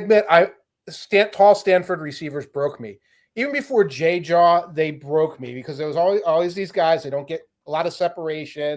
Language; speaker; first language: English; native; English